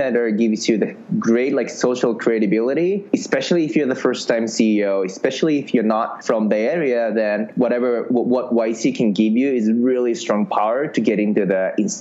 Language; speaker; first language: English; non-native, fluent; Japanese